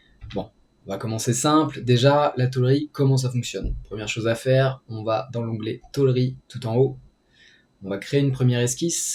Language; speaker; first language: French; native; French